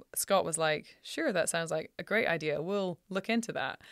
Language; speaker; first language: English; native; English